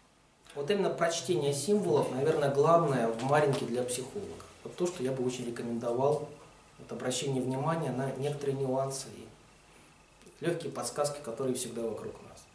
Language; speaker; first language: Russian; native; Russian